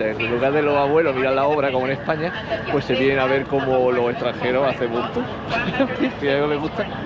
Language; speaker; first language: Spanish; native; Spanish